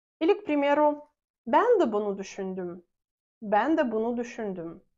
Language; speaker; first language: Turkish; non-native, fluent; Russian